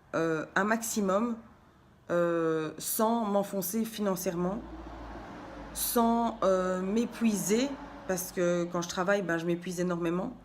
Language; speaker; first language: French; native; French